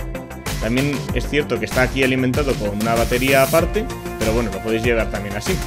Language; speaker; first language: Spanish; native; Spanish